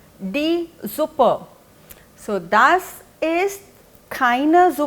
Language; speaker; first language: German; non-native, fluent; Hindi